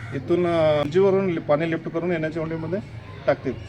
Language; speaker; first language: Marathi; non-native, local second language; Kannada